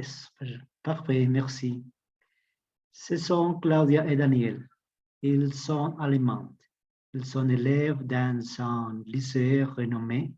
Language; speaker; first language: French; non-native, learner; Spanish